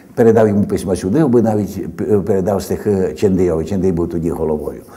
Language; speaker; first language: Ukrainian; native; Ukrainian